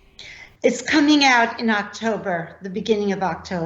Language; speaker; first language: English; native; English